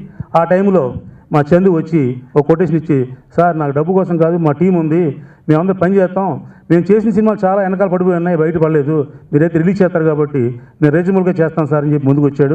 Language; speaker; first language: Telugu; native; Telugu